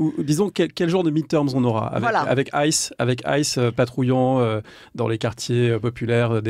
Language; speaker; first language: French; native; French